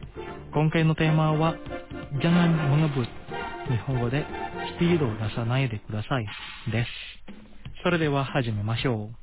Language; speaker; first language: Japanese; non-native, fluent; Indonesian